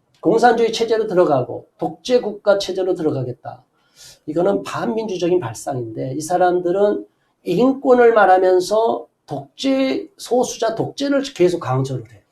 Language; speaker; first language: Korean; native; Korean